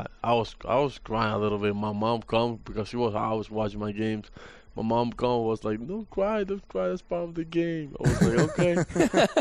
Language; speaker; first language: English; non-native, fluent; Spanish